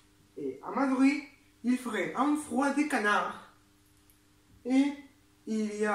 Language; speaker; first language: French; non-native, learner; Spanish